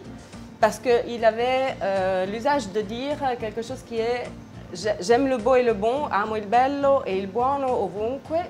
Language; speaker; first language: French; non-native, fluent; Italian